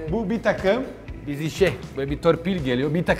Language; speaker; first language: Turkish; non-native, learner; Italian